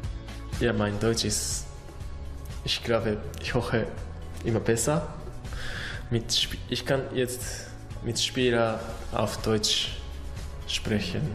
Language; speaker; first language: German; non-native, learner; Japanese